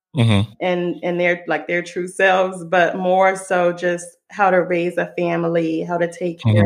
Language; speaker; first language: English; non-native, fluent; Hebrew